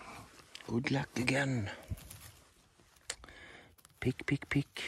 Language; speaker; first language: English; non-native, learner; Swedish